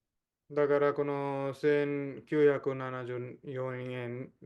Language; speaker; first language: Japanese; non-native, fluent; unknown